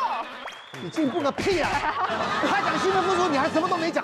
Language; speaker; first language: Chinese; native; Chinese